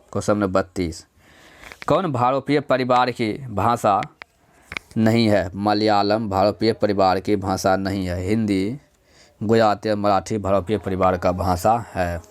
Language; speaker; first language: Hindi; native; Hindi